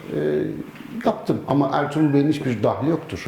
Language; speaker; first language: Turkish; native; Turkish